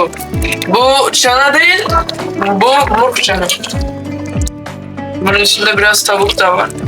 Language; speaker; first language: Turkish; non-native, fluent; Urdu